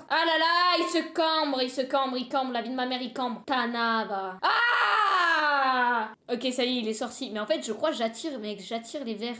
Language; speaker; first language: French; native; French